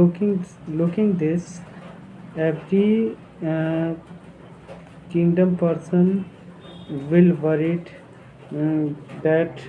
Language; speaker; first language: English; non-native, learner; Hindi